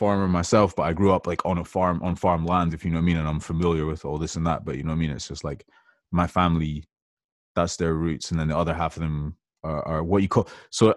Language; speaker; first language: English; native; English